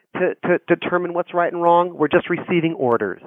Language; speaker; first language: English; native; English